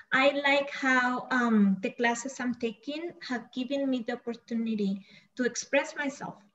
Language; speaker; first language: English; non-native, fluent; Spanish